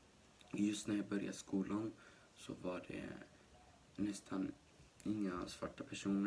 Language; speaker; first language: Swedish; early bilingual, other home language; Somali